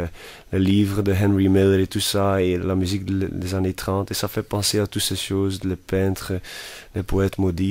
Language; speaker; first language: French; non-native, fluent; Dutch